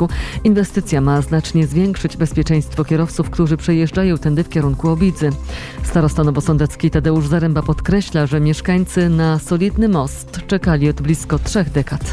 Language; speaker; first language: Polish; native; Polish